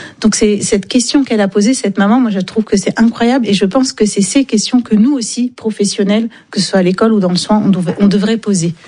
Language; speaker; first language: French; native; French